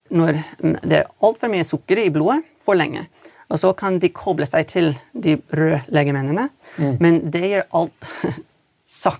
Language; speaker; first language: Norwegian; non-native, fluent; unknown